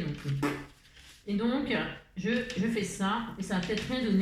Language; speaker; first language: French; native; French